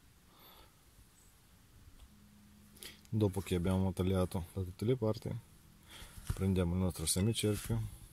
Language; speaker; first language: Italian; non-native, fluent; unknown